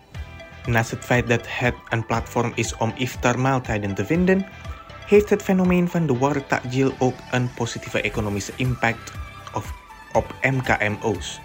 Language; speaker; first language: Dutch; non-native, fluent; Indonesian